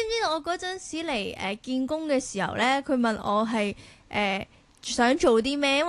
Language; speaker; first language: Cantonese; native; Cantonese